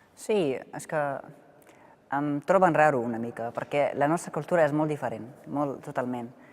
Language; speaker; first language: Catalan; non-native, fluent; Arabic